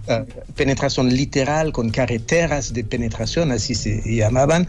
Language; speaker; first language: Spanish; non-native, fluent; French